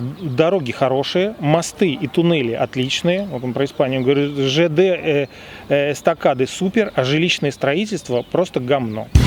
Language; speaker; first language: Russian; native; Russian